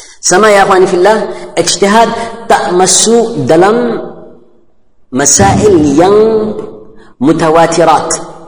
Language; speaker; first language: Malay; non-native, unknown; Arabic